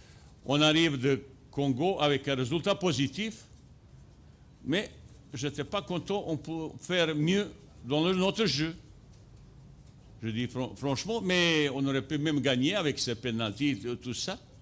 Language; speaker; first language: French; non-native, fluent; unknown